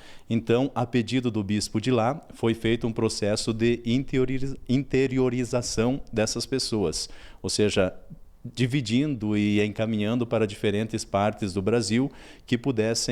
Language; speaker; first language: Portuguese; native; Portuguese